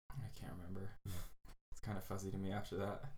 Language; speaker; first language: English; native; English